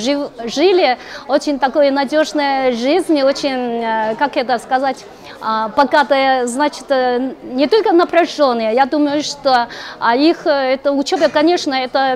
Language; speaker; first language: Russian; non-native, fluent; Chinese